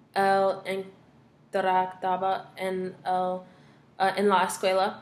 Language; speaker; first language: Spanish; non-native, learner; English